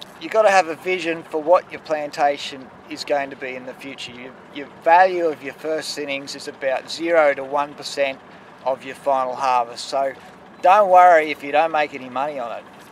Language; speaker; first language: English; native; English